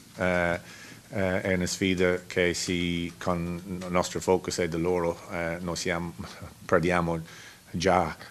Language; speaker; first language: Italian; non-native, learner; English